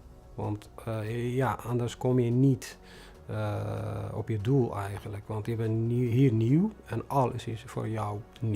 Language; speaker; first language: Dutch; non-native, fluent; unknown